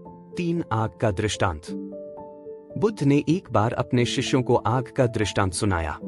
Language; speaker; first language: Hindi; native; Hindi